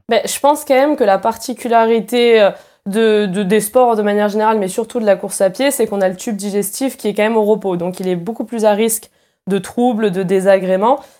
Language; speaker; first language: French; native; French